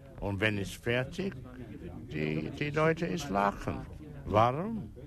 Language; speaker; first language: German; non-native, learner; English